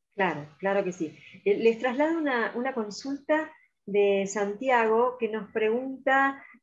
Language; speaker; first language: Spanish; native; Spanish